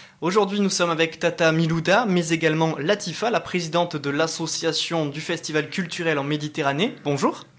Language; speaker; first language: French; native; French